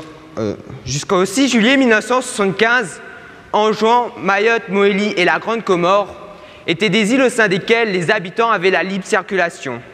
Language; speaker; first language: French; native; French